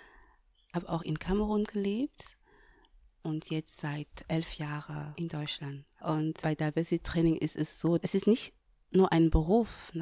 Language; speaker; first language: German; non-native, fluent; French